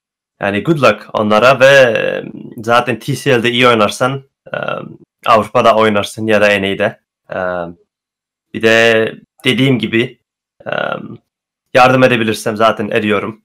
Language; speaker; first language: Turkish; early bilingual, heritage; Turkish